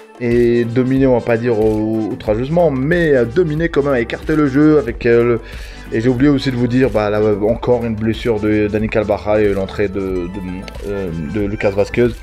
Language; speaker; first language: French; native; French